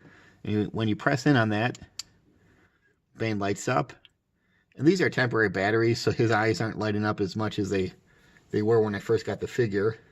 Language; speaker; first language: English; native; English